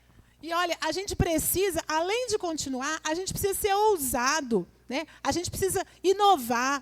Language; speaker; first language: Portuguese; native; Portuguese